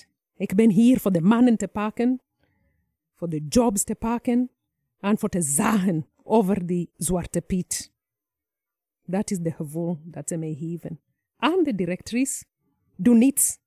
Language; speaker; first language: Dutch; non-native, fluent; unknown